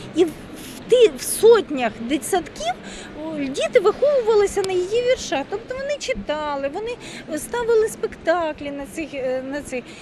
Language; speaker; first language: Ukrainian; native; Ukrainian